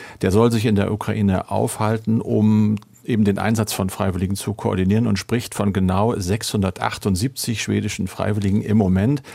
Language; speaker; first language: German; native; German